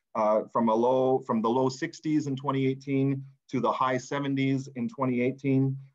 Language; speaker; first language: English; native; English